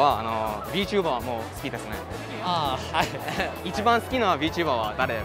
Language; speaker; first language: Japanese; non-native, fluent; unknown